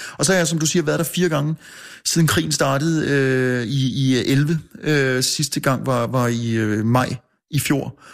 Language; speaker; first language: Danish; native; Danish